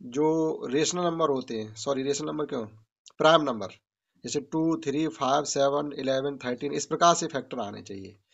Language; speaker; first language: Hindi; native; Hindi